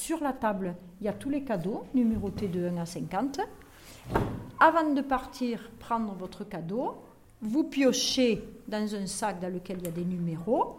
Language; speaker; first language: French; native; French